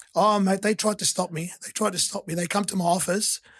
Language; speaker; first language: English; early bilingual, other home language; Arabic